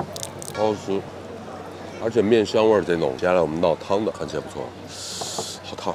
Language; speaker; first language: Chinese; native; Chinese